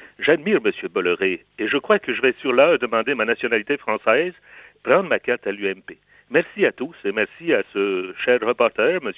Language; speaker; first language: French; native; French